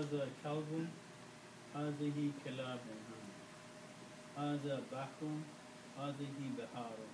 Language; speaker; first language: Arabic; non-native, learner; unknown